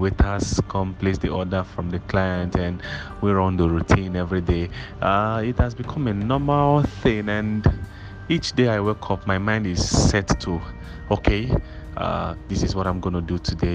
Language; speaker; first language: English; non-native, local second language; Igbo